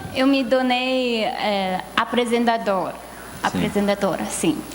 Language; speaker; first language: Portuguese; non-native, learner; Chinese